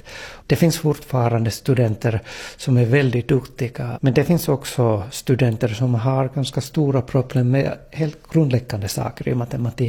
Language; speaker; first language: Swedish; non-native, local second language; Finnish